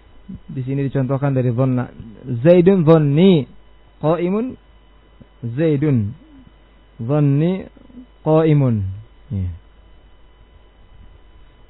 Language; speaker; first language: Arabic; non-native, fluent; Indonesian